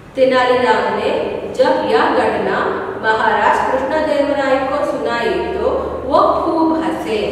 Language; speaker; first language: Hindi; non-native, local second language; Kannada